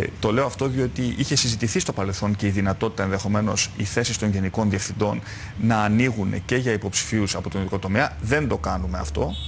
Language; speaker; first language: Greek; native; Greek